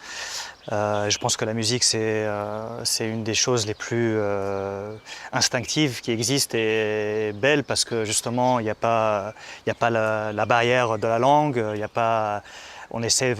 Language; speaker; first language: French; non-native, local second language; Arabic